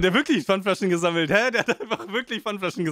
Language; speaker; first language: German; native; German